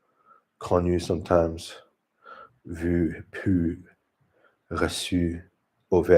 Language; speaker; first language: French; non-native, learner; English